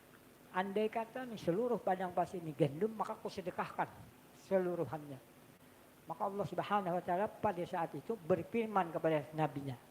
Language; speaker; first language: Indonesian; non-native, local second language; Banjar